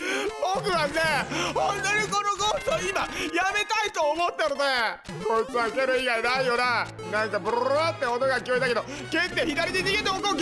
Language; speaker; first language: Japanese; native; Japanese